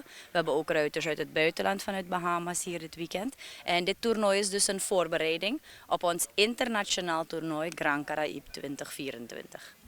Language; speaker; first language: Dutch; native; Dutch